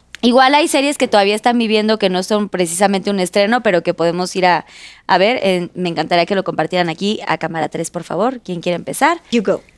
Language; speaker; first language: Spanish; native; Spanish